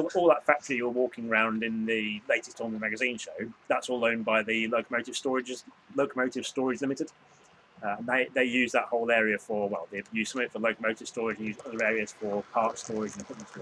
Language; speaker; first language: English; native; English